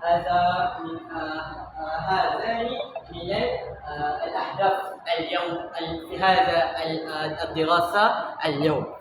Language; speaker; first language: Arabic; non-native, learner; Malay